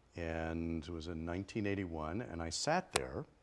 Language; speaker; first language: English; native; English